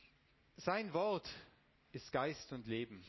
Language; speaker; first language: German; non-native, fluent; Romanian